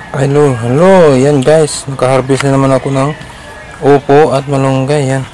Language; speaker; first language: Filipino; non-native, local second language; Cebuano